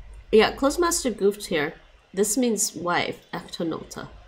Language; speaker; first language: English; native; English